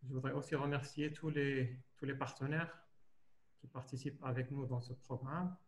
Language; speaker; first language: French; non-native, local second language; Arabic